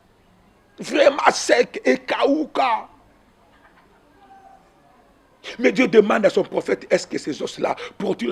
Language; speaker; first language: French; non-native, local second language; Lingala